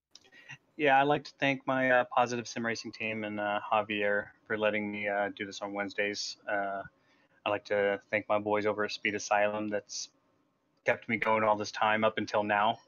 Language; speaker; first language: English; native; English